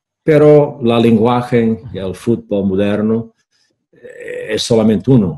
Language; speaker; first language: Spanish; non-native, fluent; Portuguese